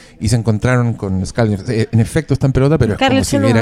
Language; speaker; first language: Spanish; native; Spanish